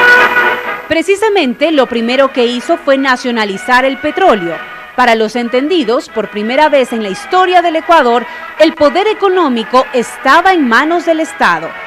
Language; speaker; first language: Spanish; native; Spanish